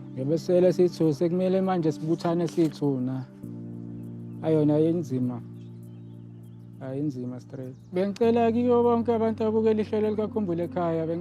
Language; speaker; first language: Zulu; native; Zulu